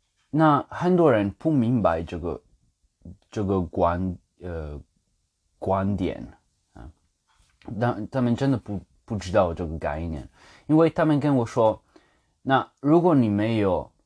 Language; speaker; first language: Chinese; non-native, fluent; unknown